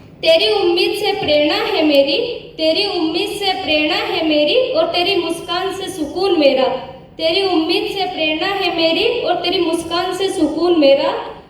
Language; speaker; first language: Hindi; native; Hindi